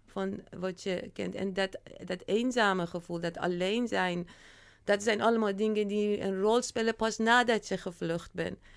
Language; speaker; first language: Dutch; non-native, fluent; Persian